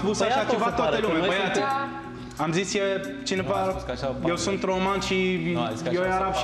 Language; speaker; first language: Romanian; non-native, learner; Arabic